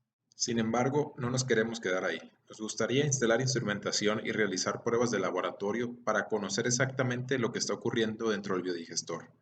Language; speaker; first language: Spanish; native; Spanish